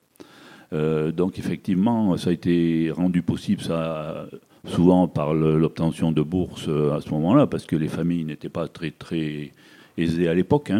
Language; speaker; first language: French; native; French